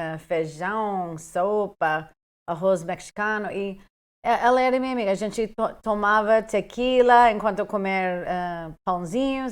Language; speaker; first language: Portuguese; non-native, fluent; English